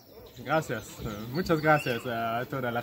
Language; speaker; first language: Spanish; non-native, fluent; German